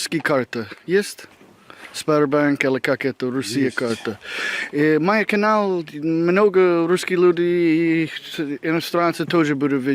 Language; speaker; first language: Russian; non-native, learner; English